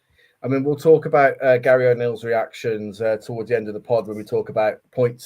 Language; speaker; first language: English; native; English